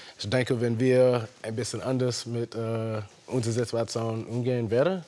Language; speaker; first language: German; non-native, fluent; English